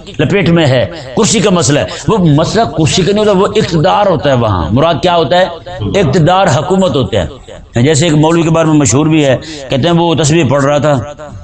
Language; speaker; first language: Urdu; non-native, local second language; Punjabi